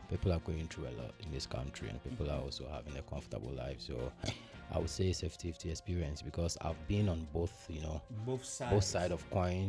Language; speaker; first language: English; non-native, local second language; Akan